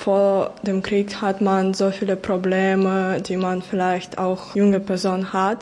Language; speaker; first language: German; non-native, fluent; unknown